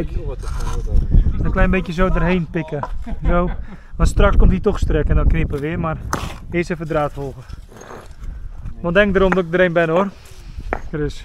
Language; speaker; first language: Dutch; native; Dutch